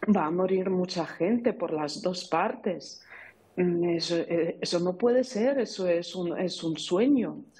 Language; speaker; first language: Spanish; non-native, fluent; Ukrainian